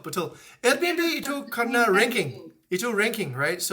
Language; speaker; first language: Indonesian; non-native, fluent; English